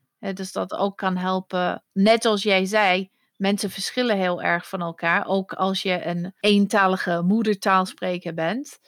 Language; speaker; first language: Dutch; non-native, fluent; English